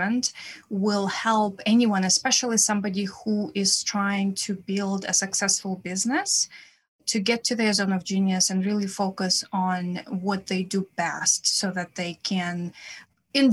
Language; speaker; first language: English; non-native, fluent; Russian